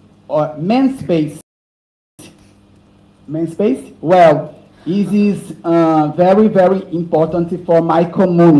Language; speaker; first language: English; non-native, learner; Portuguese